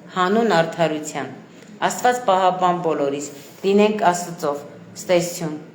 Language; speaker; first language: Armenian; native; Armenian